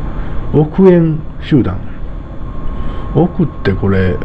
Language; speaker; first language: Japanese; native; Japanese